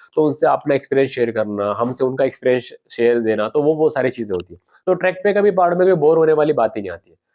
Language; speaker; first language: Hindi; non-native, local second language; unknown